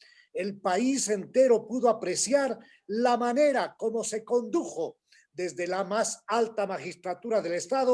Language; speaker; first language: Spanish; native; Spanish